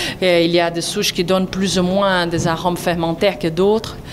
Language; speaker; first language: French; non-native, fluent; Portuguese